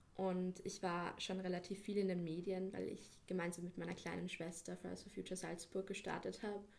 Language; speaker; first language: German; native; German